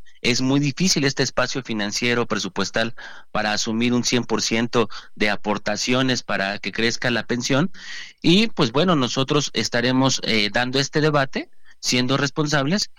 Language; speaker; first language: Spanish; native; Spanish